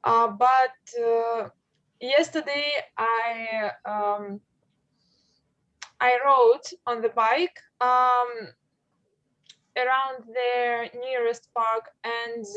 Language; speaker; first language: English; non-native, learner; Russian